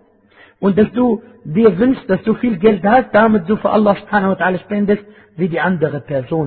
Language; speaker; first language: German; non-native, fluent; Arabic